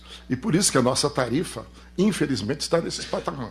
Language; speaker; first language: Portuguese; native; Portuguese